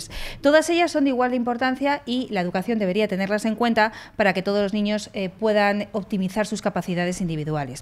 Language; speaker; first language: Spanish; native; Spanish